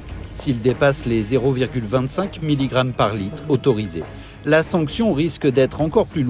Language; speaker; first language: French; native; French